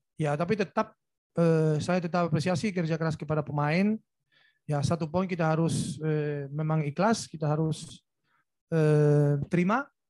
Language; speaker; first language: Indonesian; non-native, fluent; Spanish